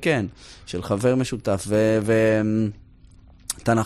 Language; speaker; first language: Hebrew; native; Hebrew